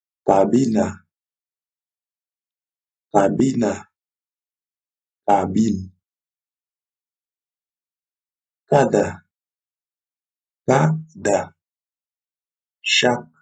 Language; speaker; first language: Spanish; non-native, learner; Haitian Creole